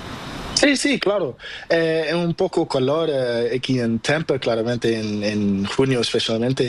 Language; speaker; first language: Spanish; non-native, learner; Portuguese